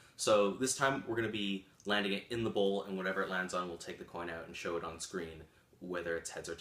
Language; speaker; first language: English; native; English